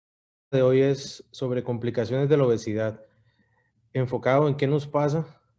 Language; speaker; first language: Spanish; native; Spanish